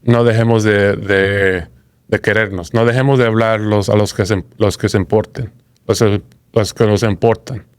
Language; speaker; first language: Spanish; early bilingual, heritage; Spanish